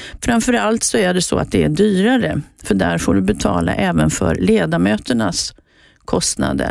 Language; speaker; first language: Swedish; native; Swedish